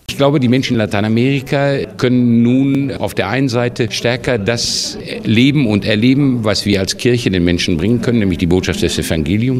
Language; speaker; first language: German; native; German